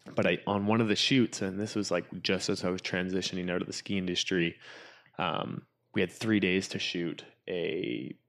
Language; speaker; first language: English; native; English